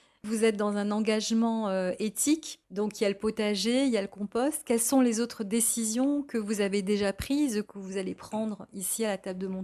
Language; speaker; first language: French; native; French